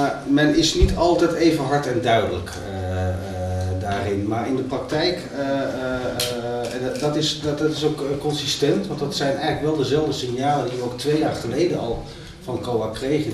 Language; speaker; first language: Dutch; native; Dutch